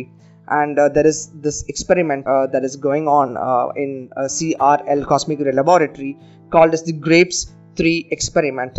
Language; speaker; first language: English; non-native, local second language; Tamil